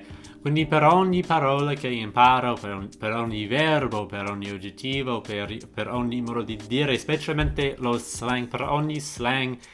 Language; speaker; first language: Italian; non-native, fluent; English